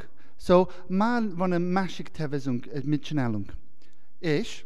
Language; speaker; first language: Hungarian; non-native, learner; English